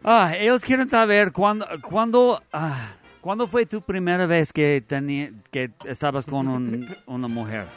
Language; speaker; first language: Spanish; non-native, learner; English